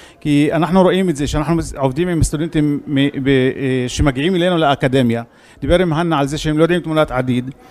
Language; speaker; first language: Hebrew; non-native, local second language; Arabic